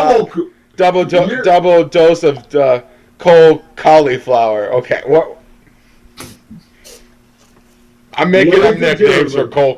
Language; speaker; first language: English; native; English